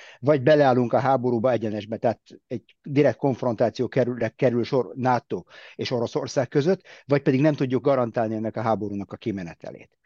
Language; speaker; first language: Hungarian; early bilingual, heritage; Hungarian